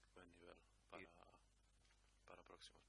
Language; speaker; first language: Spanish; non-native, learner; Croatian